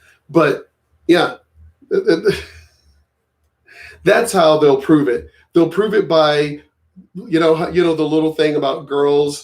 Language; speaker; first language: English; native; English